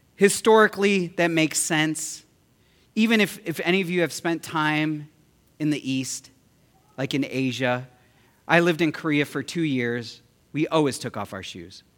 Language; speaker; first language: English; early bilingual, other home language; Filipino